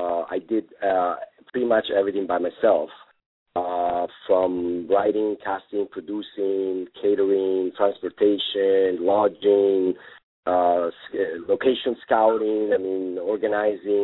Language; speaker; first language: English; non-native, fluent; Italian